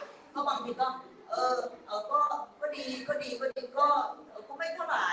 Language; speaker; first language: Thai; native; Thai